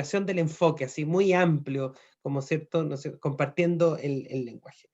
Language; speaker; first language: Spanish; native; Spanish